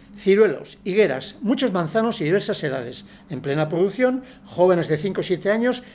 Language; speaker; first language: Spanish; non-native, local second language; Basque